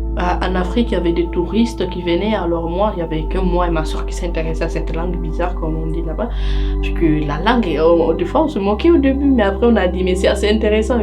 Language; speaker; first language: French; non-native, local second language; Fula